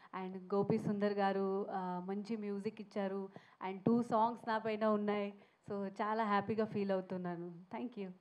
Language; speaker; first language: Telugu; non-native, fluent; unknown